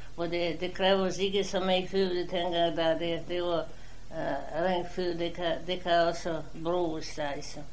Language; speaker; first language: Danish; non-native, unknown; Polish